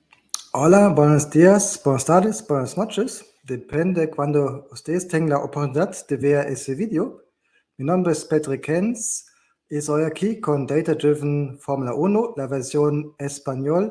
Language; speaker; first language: Spanish; non-native, fluent; German